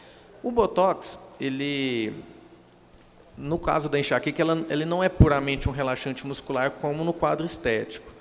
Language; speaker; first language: Portuguese; native; Portuguese